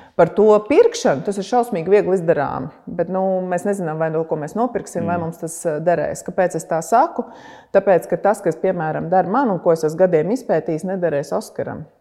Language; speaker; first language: Latvian; native; Latvian